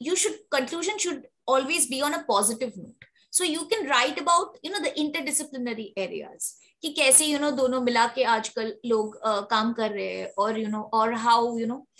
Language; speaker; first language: Hindi; native; Hindi